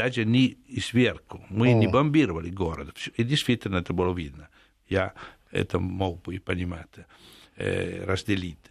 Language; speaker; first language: Russian; non-native, fluent; Italian